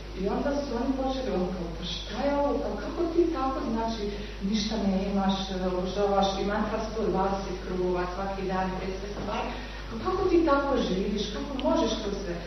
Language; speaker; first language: Serbian; native; Serbian